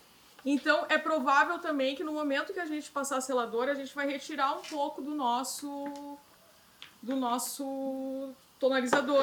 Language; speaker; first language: Portuguese; native; Portuguese